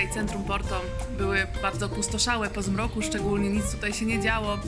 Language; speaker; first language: Polish; native; Polish